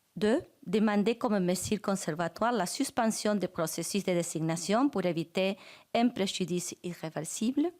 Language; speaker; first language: French; non-native, fluent; Spanish